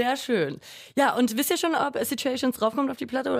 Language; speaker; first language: German; native; German